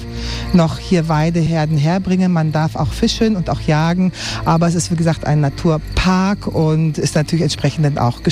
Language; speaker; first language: German; native; German